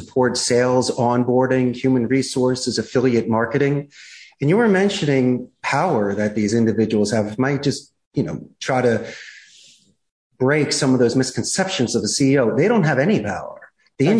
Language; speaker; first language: English; native; English